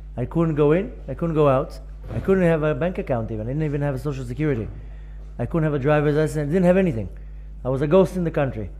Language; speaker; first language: English; non-native, fluent; Hebrew